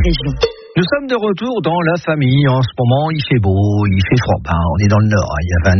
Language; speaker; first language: French; native; French